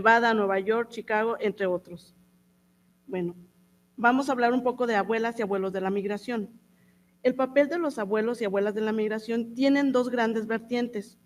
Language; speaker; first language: Spanish; native; Spanish